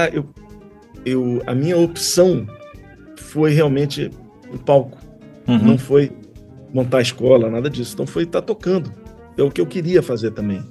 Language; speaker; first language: Portuguese; native; Portuguese